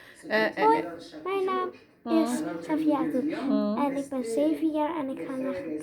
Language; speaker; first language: Dutch; early bilingual, other home language; Fula